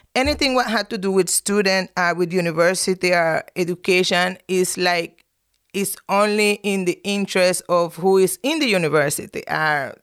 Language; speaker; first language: English; non-native, fluent; Spanish